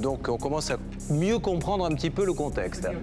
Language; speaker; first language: French; native; French